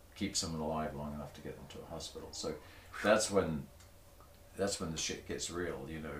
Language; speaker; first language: English; native; English